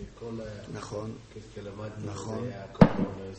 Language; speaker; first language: Hebrew; non-native, learner; English